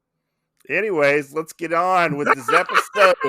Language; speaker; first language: English; native; English